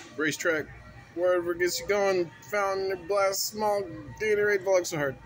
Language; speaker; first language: English; native; English